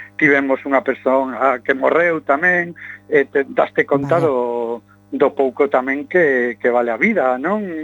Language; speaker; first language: Galician; non-native, local second language; Spanish